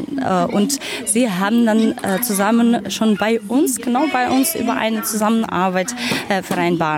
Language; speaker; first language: German; non-native, fluent; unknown